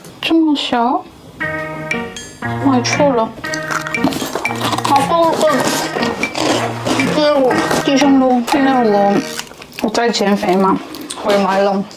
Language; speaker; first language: Chinese; non-native, learner; Korean